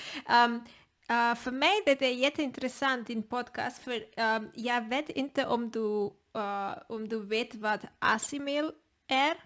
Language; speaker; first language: Swedish; non-native, learner; Spanish